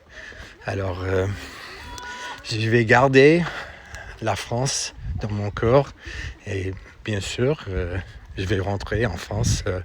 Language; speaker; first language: French; non-native, fluent; English